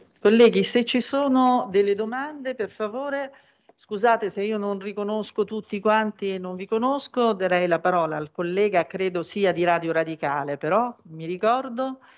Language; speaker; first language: Italian; native; Italian